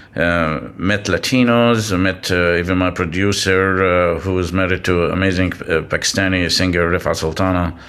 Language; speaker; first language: English; non-native, fluent; Arabic